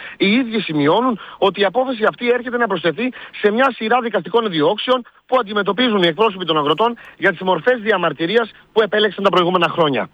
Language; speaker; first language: Greek; native; Greek